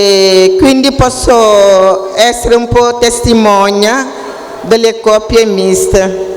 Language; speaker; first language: Italian; non-native, fluent; Wolof